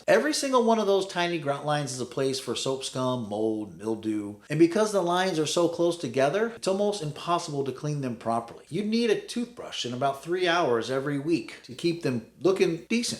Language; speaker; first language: English; native; English